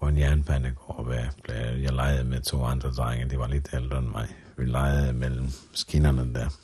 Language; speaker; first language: Danish; non-native, fluent; Finnish